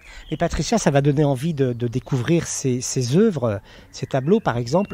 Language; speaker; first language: French; native; French